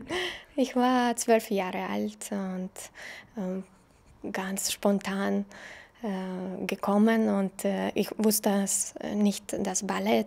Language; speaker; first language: German; non-native, learner; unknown